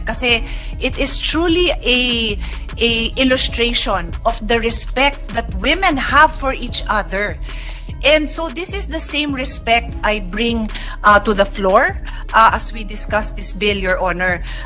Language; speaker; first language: English; non-native, local second language; Filipino